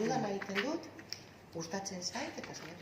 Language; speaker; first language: Basque; non-native, local second language; Spanish